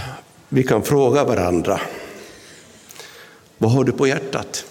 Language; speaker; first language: Swedish; non-native, local second language; Finnish